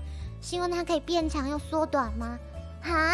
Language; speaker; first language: Chinese; native; Chinese